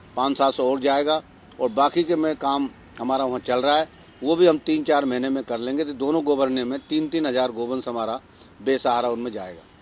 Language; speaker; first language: Hindi; native; Hindi